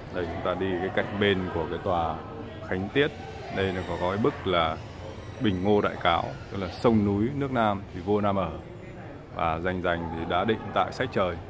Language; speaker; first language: Vietnamese; native; Vietnamese